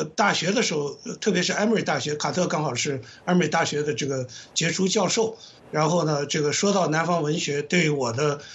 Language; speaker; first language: Chinese; native; Chinese